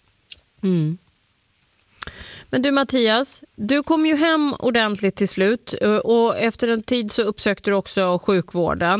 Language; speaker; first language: Swedish; native; Swedish